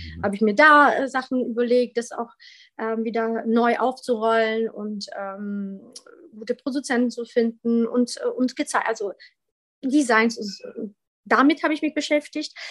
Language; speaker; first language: German; early bilingual, other home language; Polish